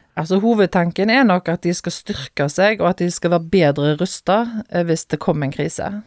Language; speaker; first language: Norwegian; native; Norwegian